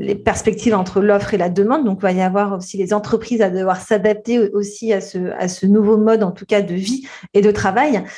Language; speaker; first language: French; native; French